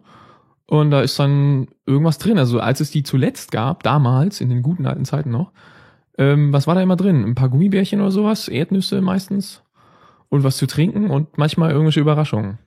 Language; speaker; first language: German; native; German